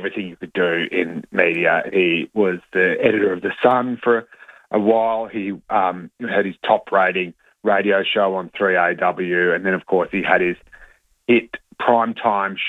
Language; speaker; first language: English; native; English